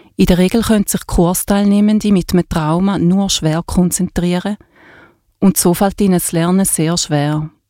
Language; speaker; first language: German; native; German